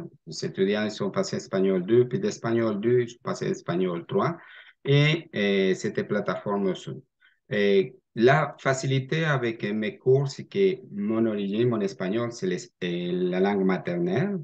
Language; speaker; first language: French; non-native, fluent; Spanish